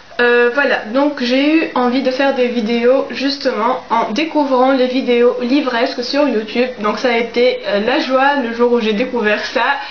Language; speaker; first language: French; non-native, local second language; Arabic